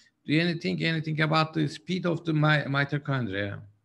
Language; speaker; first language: English; non-native, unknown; Turkish